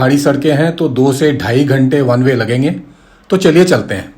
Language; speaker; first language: Hindi; native; Hindi